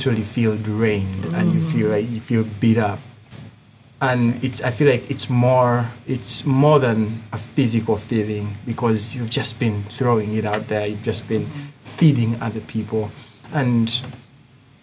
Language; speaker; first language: English; non-native, local second language; Ganda